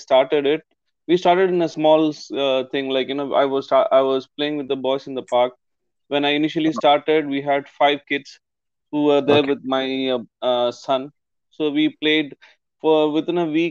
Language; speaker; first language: English; non-native, local second language; Tamil